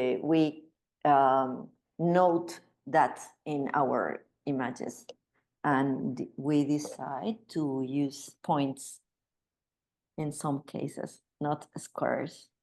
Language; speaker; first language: English; non-native, learner; Spanish